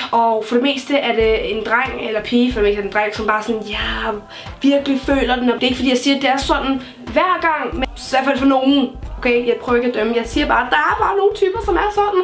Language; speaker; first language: Danish; native; Danish